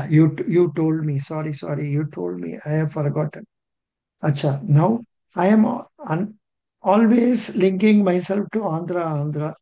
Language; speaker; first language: English; non-native, local second language; Telugu